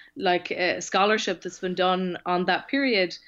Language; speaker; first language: English; native; English